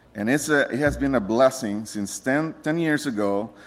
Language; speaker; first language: English; non-native, fluent; Spanish